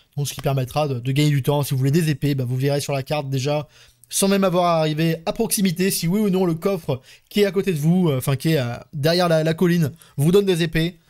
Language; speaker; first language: French; native; French